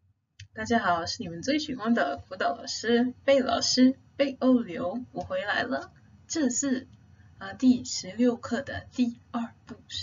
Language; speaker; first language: Chinese; non-native, fluent; English